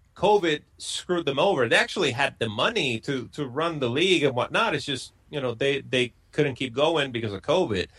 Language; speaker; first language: English; non-native, fluent; Spanish